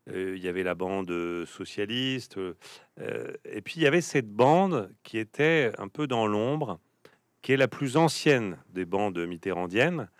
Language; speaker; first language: French; native; French